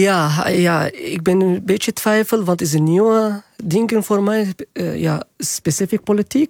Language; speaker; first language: Dutch; non-native, learner; Arabic